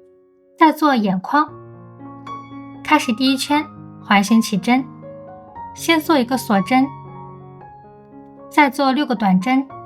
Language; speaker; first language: Chinese; native; Chinese